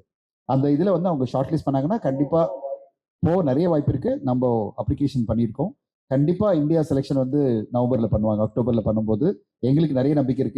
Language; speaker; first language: Tamil; native; Tamil